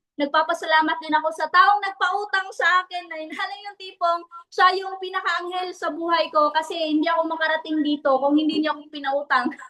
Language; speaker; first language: Filipino; non-native, local second language; Cebuano